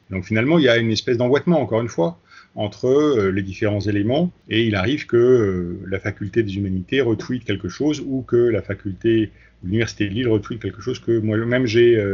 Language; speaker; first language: French; native; French